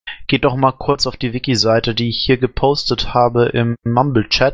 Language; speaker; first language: German; native; German